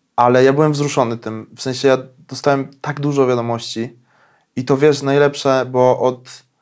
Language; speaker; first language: Polish; native; Polish